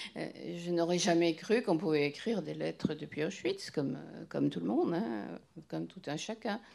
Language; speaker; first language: French; native; French